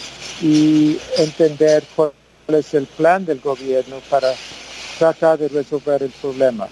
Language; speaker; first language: Spanish; non-native, fluent; English